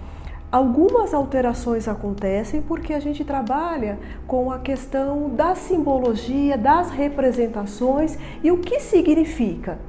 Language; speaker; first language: Portuguese; native; Portuguese